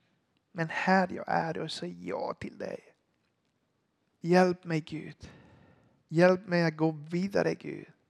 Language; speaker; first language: Swedish; non-native, learner; Spanish